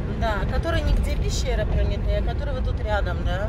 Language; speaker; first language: Russian; native; Russian